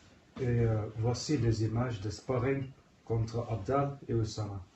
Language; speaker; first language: French; non-native, learner; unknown